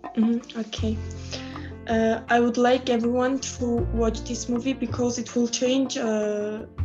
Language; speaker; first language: English; non-native, fluent; Armenian